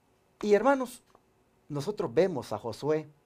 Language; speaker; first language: Spanish; native; Spanish